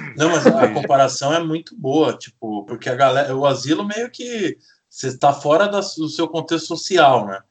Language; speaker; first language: Portuguese; native; Portuguese